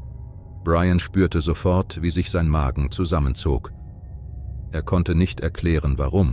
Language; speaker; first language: German; native; German